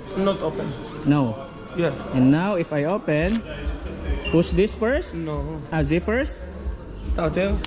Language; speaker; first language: English; non-native, local second language; Filipino